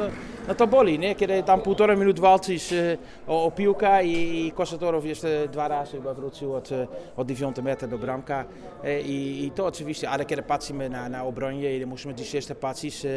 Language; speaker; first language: Polish; non-native, fluent; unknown